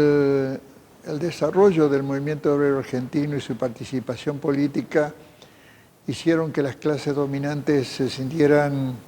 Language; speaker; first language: Spanish; native; Spanish